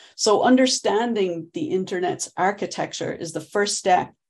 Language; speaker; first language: English; native; English